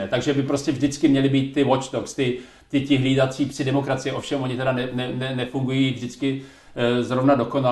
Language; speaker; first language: Czech; native; Czech